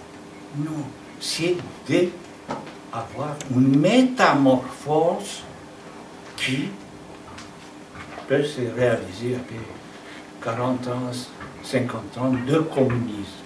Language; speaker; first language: French; non-native, fluent; Romanian